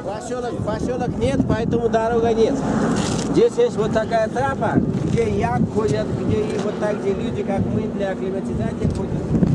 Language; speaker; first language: Russian; non-native, learner; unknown